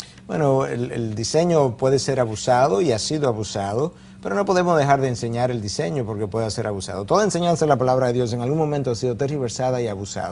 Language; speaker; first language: Spanish; native; Spanish